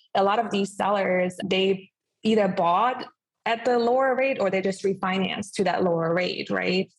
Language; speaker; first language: English; non-native, fluent; German